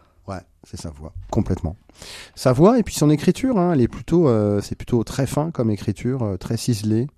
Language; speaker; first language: French; native; French